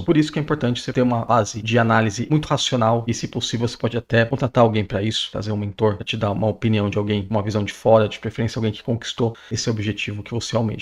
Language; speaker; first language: Portuguese; native; Portuguese